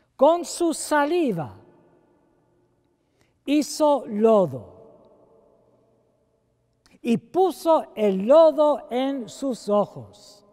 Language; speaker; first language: Spanish; non-native, fluent; English